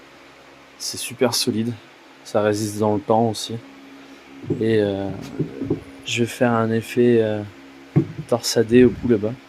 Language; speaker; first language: French; native; French